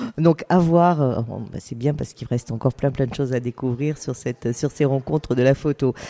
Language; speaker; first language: French; native; French